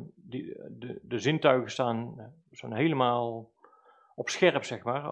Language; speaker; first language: Dutch; native; Dutch